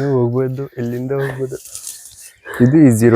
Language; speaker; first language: Kannada; non-native, local second language; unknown